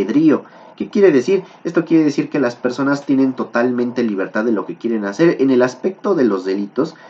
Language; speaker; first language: Spanish; native; Spanish